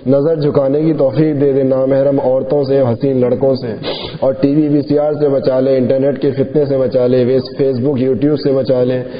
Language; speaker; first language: Urdu; non-native, local second language; Sindhi